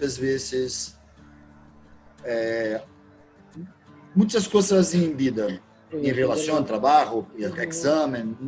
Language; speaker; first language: Spanish; non-native, learner; Portuguese